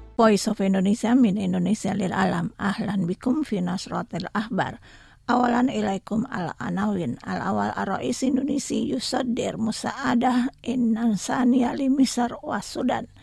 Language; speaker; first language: Arabic; non-native, fluent; Indonesian